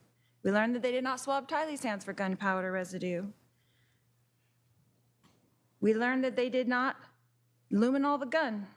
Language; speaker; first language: English; native; English